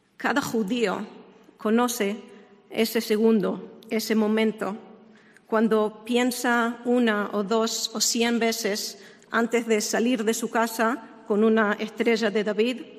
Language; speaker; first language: Spanish; non-native, fluent; Hebrew